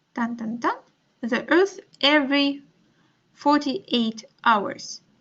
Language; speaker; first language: English; non-native, fluent; Russian